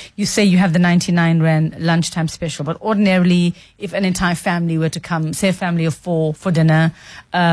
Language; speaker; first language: English; native; English